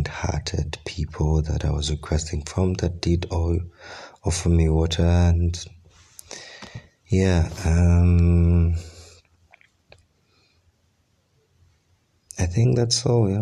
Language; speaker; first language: English; non-native, local second language; Ganda